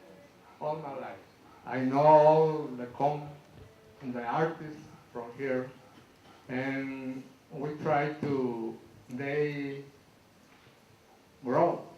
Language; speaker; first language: English; non-native, local second language; Spanish